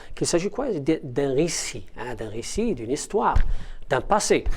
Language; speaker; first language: French; non-native, local second language; Arabic